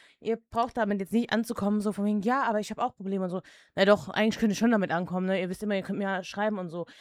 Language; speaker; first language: German; early bilingual, other home language; Czech